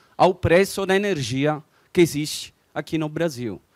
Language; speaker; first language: Portuguese; non-native, fluent; Italian